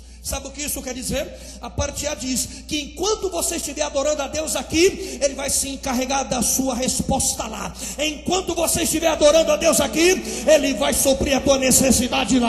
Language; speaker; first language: Portuguese; native; Portuguese